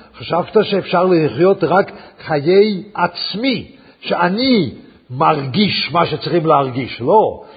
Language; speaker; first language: Hebrew; non-native, fluent; English